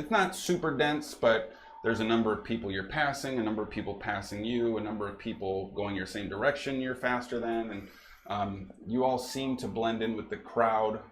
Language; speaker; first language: English; native; English